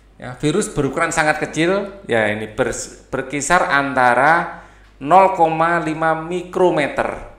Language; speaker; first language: Indonesian; native; Indonesian